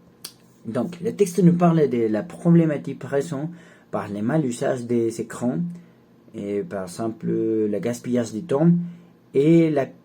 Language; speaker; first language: French; non-native, learner; Spanish